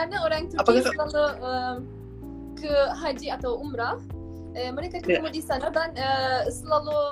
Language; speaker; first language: Indonesian; non-native, fluent; Turkish